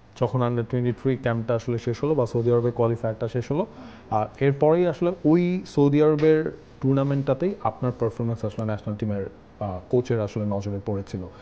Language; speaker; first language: Bangla; native; Bangla